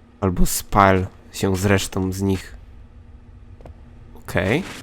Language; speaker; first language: Polish; native; Polish